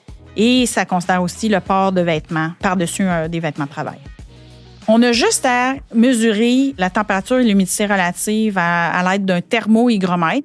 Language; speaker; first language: French; native; French